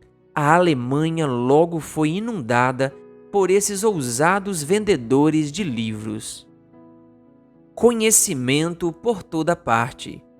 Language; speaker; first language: Portuguese; native; Portuguese